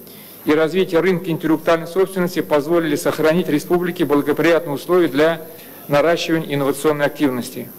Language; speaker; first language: Russian; native; Russian